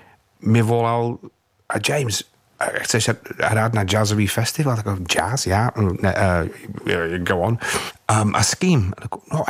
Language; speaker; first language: Czech; non-native, fluent; English